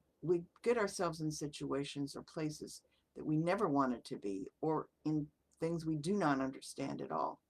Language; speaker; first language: English; native; English